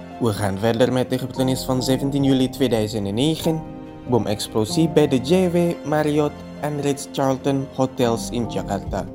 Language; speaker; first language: Dutch; non-native, fluent; Indonesian